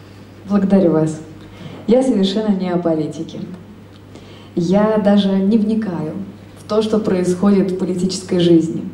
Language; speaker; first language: Russian; native; Russian